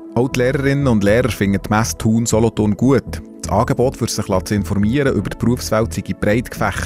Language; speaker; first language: German; native; German